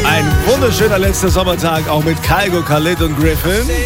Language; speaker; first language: German; native; German